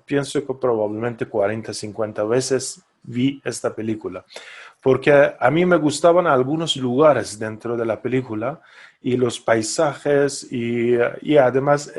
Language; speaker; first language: Spanish; non-native, fluent; Persian